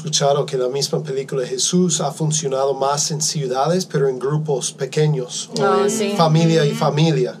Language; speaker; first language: Spanish; non-native, fluent; English